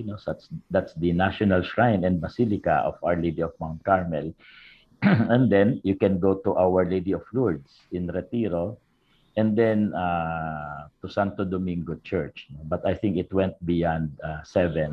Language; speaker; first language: English; non-native, local second language; Filipino